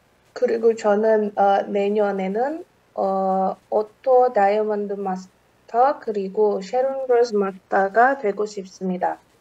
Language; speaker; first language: Korean; non-native, fluent; Indonesian